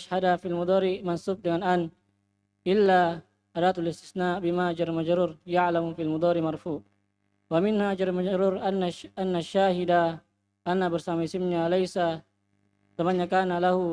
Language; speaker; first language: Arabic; non-native, learner; Indonesian